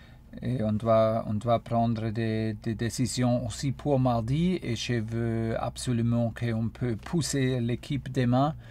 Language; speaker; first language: French; non-native, fluent; German